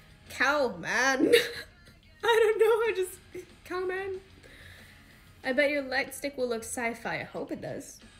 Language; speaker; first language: English; native; English